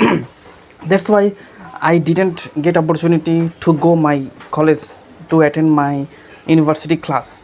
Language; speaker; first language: English; non-native, learner; Bangla